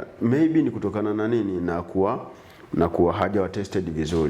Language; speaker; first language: Swahili; native; Swahili